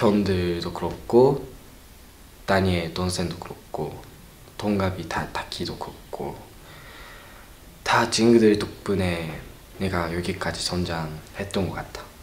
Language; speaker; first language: Korean; non-native, learner; Japanese